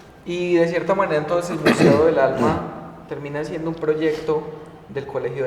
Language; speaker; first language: Spanish; native; Spanish